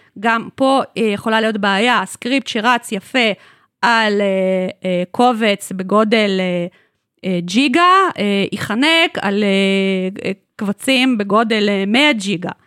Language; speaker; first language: Hebrew; non-native, fluent; Russian